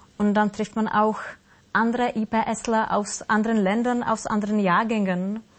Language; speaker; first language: German; non-native, fluent; Czech